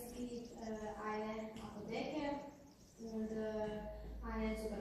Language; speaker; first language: German; non-native, learner; Croatian